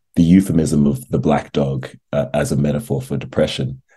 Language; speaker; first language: English; native; English